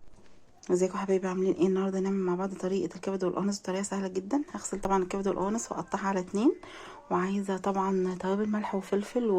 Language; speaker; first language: Arabic; native; Arabic